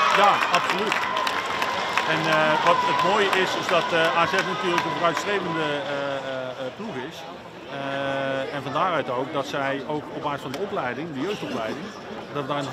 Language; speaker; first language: Dutch; native; Dutch